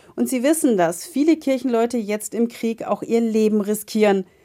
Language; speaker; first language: German; non-native, fluent; Ukrainian